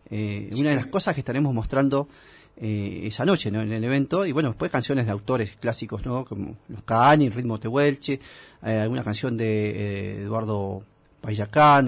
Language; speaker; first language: Spanish; native; Spanish